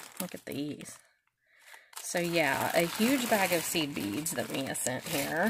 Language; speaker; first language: English; native; English